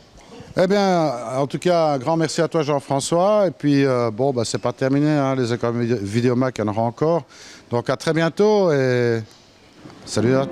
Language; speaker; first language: French; native; French